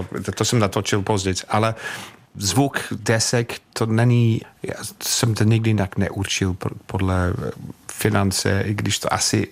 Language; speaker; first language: Czech; non-native, fluent; English